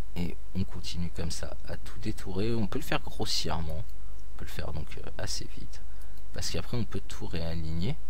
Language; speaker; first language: French; native; French